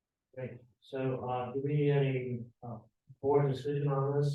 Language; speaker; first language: English; native; English